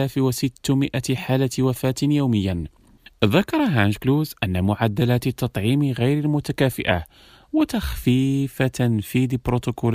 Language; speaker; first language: Arabic; non-native, fluent; Indonesian